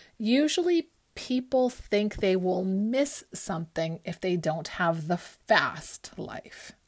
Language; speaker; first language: English; early bilingual, other home language; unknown